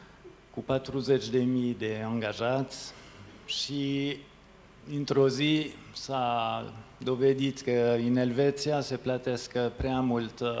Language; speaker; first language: Romanian; non-native, fluent; French